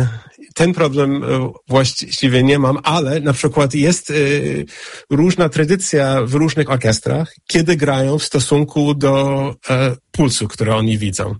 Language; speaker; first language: Polish; non-native, fluent; English